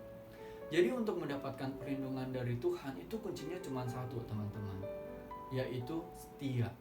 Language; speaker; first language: Indonesian; native; Indonesian